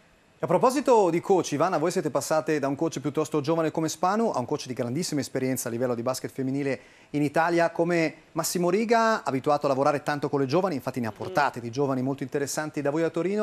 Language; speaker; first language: Italian; native; Italian